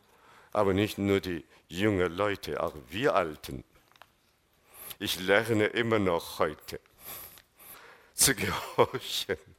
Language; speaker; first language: German; non-native, fluent; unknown